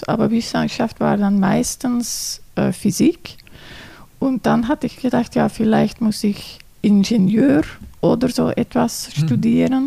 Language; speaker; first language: German; non-native, fluent; Dutch